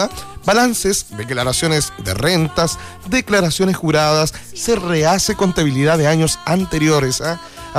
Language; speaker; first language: Spanish; native; Spanish